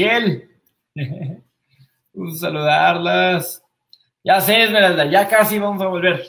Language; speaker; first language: Spanish; native; Spanish